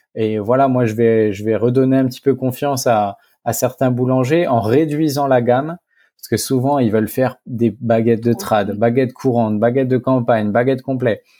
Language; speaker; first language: French; native; French